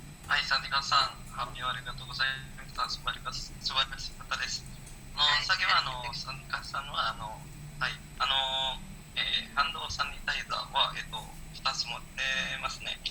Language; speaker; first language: Japanese; non-native, learner; Indonesian